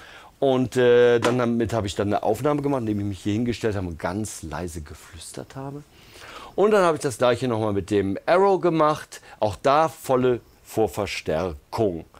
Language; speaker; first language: German; native; German